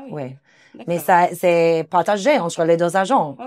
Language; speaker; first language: French; non-native, fluent; English